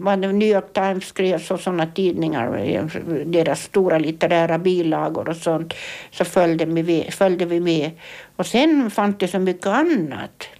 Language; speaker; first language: Swedish; native; Swedish